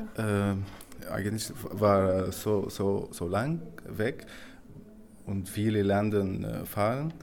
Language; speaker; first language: German; non-native, learner; Arabic